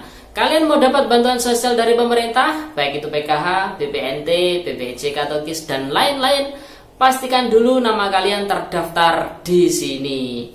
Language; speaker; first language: Indonesian; native; Indonesian